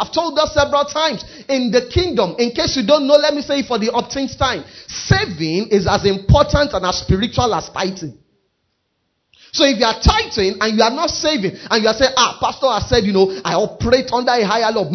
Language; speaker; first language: English; non-native, local second language; Yoruba